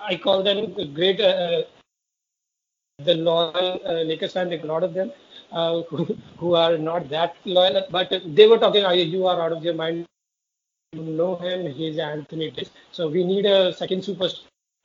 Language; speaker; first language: English; non-native, local second language; Hindi